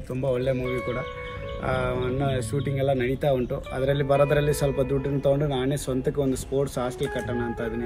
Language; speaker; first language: Kannada; non-native, local second language; Tamil